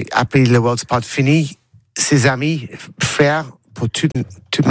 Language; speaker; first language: French; non-native, learner; English